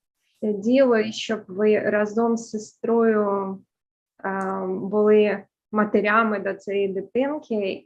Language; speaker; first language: Ukrainian; early bilingual, heritage; Ukrainian